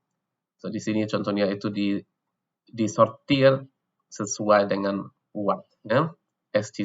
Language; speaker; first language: Indonesian; non-native, fluent; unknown